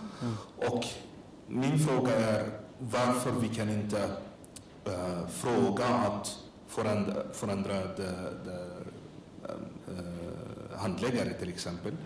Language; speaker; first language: Swedish; non-native, learner; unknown